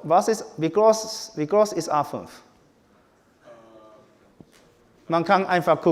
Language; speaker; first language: German; non-native, fluent; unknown